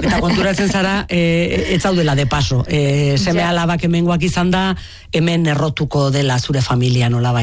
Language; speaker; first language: Basque; native; Basque